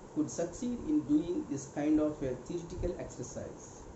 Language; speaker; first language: English; non-native, local second language; Telugu